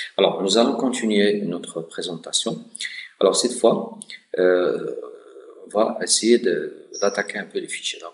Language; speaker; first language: French; non-native, local second language; Arabic